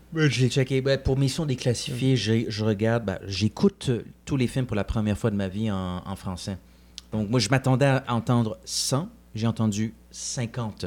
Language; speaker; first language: French; native; French